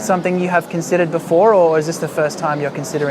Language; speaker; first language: English; native; English